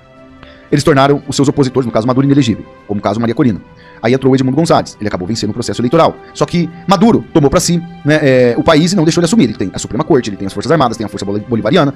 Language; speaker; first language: Portuguese; native; Portuguese